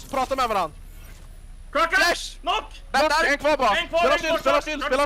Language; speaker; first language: Swedish; native; Swedish